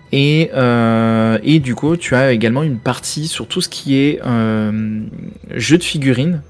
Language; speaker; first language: French; native; French